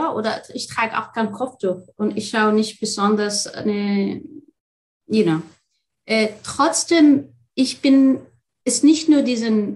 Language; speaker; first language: German; non-native, fluent; Arabic